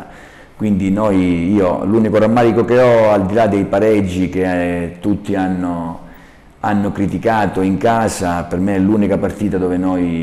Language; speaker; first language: Italian; native; Italian